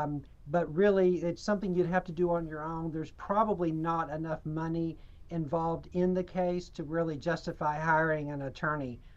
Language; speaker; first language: English; native; English